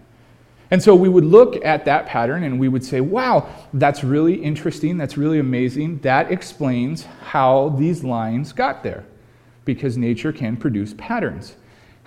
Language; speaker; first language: English; native; English